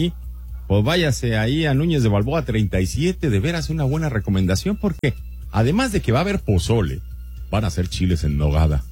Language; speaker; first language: Spanish; native; Spanish